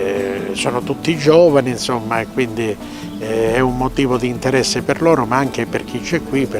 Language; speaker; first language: Italian; native; Italian